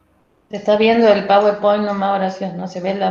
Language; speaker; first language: Spanish; native; Spanish